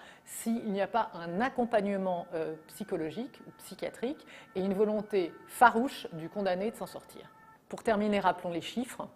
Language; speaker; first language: French; native; French